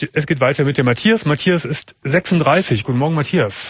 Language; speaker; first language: German; native; German